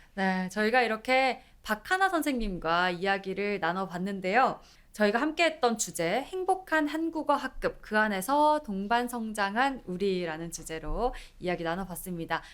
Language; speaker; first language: Korean; native; Korean